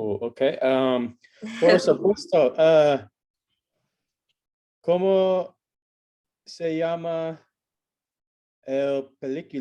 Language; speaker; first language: Spanish; non-native, learner; English